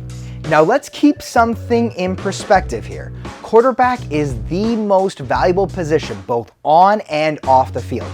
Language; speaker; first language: English; native; English